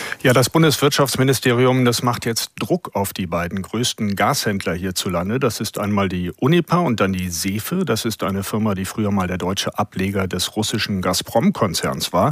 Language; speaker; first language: German; native; German